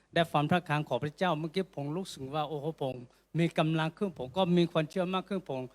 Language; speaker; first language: Thai; non-native, local second language; S'gaw Karen